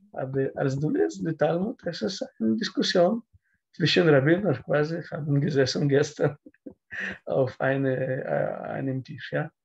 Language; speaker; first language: German; non-native, learner; Russian